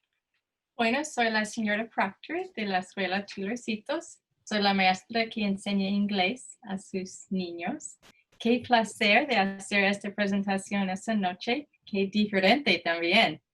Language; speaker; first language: Spanish; non-native, fluent; English